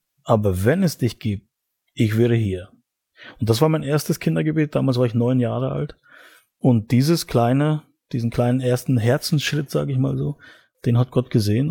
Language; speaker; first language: German; native; German